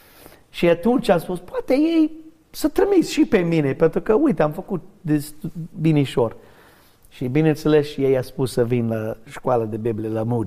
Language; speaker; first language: Romanian; non-native, learner; English